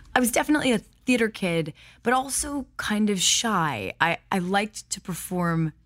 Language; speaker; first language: English; native; English